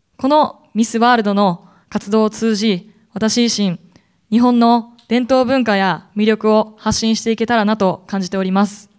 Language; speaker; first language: Japanese; native; Japanese